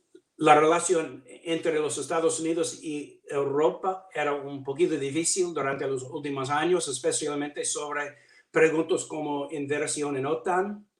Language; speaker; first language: Spanish; non-native, learner; English